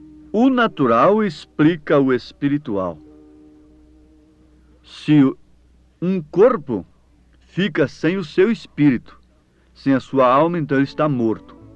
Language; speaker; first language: Portuguese; native; Portuguese